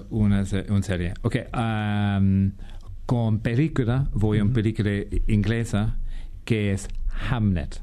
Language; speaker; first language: Spanish; non-native, fluent; English